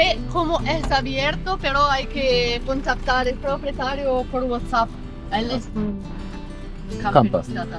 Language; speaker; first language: Spanish; non-native, fluent; Italian